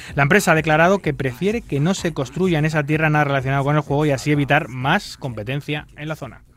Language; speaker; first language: Spanish; native; Spanish